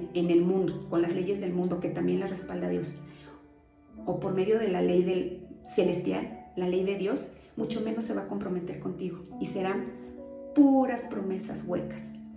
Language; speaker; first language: Spanish; native; Spanish